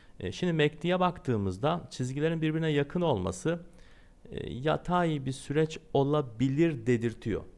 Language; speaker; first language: Turkish; native; Turkish